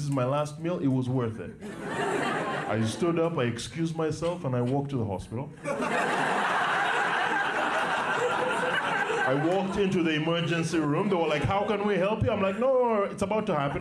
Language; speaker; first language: English; non-native, local second language; Ganda